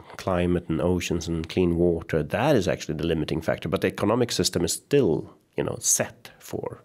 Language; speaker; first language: English; non-native, fluent; Swedish